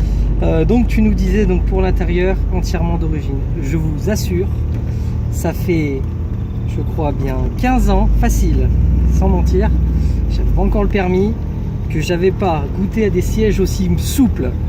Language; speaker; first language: French; native; French